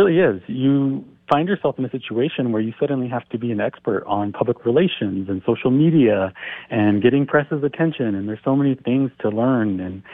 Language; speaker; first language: English; native; English